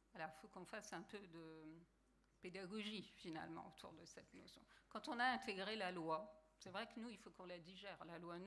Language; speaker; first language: French; native; French